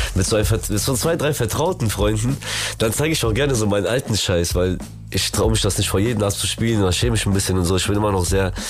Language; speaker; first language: German; early bilingual, other home language; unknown